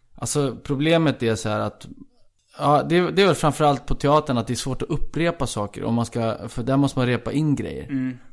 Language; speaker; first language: Swedish; early bilingual, other home language; Icelandic